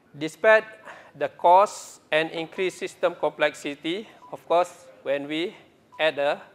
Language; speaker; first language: English; non-native, local second language; Malay